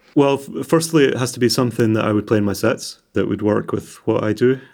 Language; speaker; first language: English; native; English